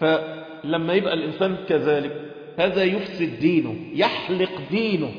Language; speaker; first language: Arabic; native; Arabic